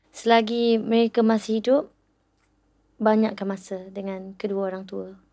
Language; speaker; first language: Malay; native; Malay